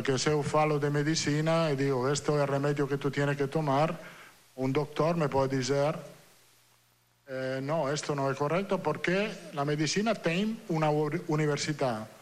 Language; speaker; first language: Portuguese; non-native, learner; Italian